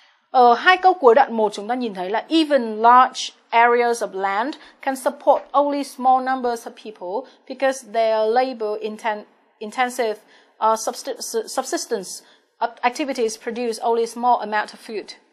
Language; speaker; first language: English; non-native, fluent; Vietnamese